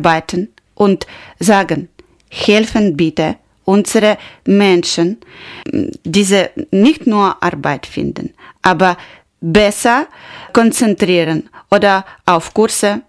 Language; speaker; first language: German; non-native, learner; Ukrainian